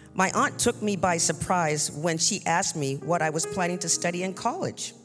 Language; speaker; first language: English; native; English